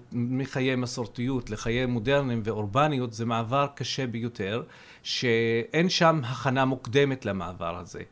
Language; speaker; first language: Hebrew; non-native, local second language; Arabic